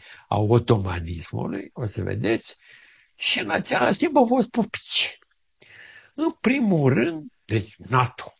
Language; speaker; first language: Romanian; native; Romanian